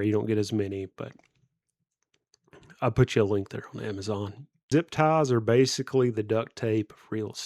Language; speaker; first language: English; native; English